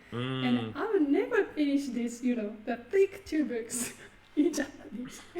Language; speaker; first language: English; non-native, fluent; Japanese